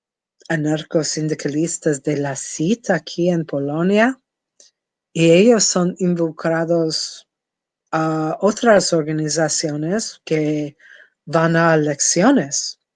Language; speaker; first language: Spanish; non-native, fluent; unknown